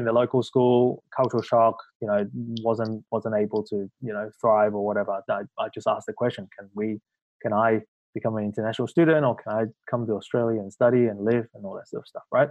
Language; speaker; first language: English; non-native, local second language; Cantonese